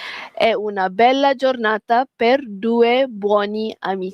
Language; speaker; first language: Italian; non-native, fluent; Malay